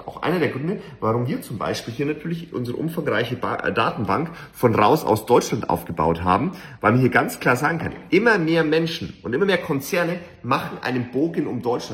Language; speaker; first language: German; native; German